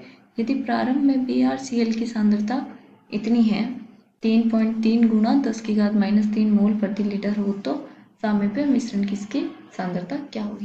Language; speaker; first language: Hindi; native; Hindi